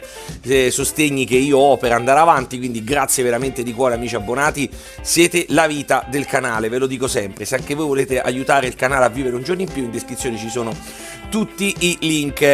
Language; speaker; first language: Italian; native; Italian